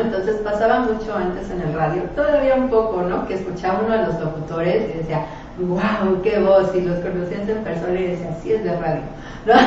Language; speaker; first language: Spanish; native; Spanish